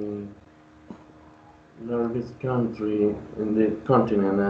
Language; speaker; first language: English; non-native, learner; Spanish